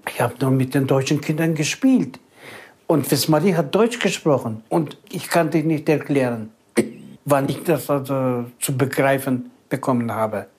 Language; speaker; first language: German; early bilingual, heritage; Russian